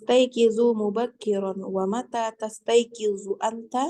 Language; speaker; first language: Arabic; non-native, fluent; Indonesian